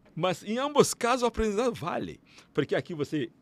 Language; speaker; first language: Portuguese; non-native, fluent; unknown